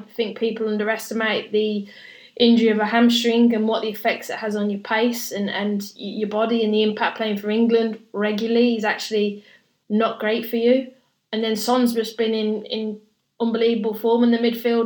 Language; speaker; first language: English; native; English